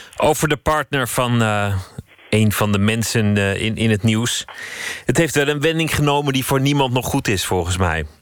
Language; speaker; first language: Dutch; native; Dutch